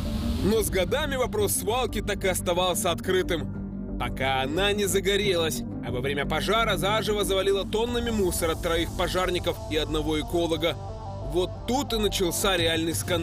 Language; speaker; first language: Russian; non-native, local second language; Ukrainian